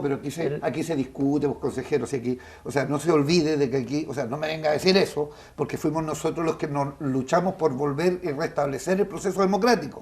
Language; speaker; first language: Spanish; native; Spanish